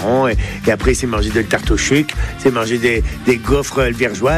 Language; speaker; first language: French; native; French